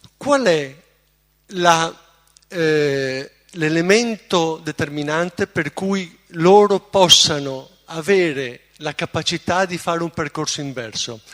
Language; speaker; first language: Italian; native; Italian